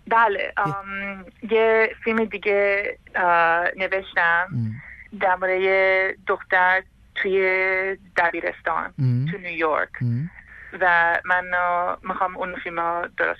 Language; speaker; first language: Persian; early bilingual, heritage; Persian